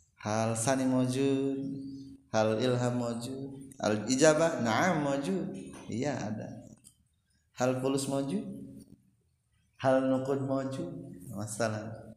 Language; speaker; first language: Arabic; non-native, fluent; Indonesian